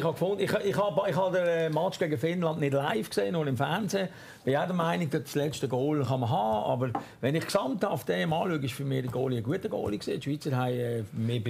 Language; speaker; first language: German; native; German